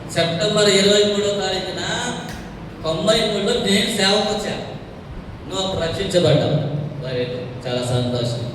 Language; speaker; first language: Telugu; non-native, local second language; Tamil